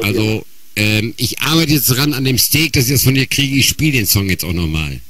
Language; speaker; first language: German; native; German